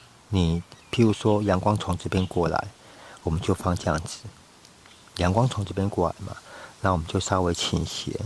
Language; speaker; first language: Chinese; native; Chinese